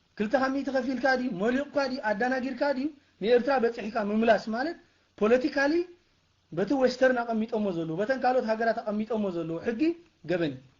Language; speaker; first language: Tigrinya; native; Tigrinya